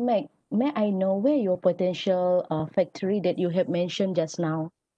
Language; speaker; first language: English; non-native, local second language; Malay